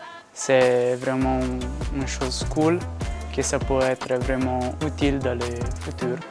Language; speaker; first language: French; non-native, local second language; Italian